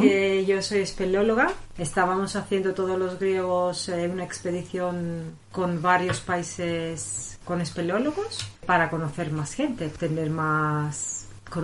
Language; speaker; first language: Spanish; non-native, fluent; Greek